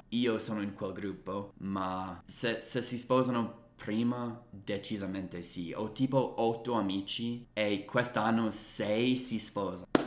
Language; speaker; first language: Italian; non-native, fluent; English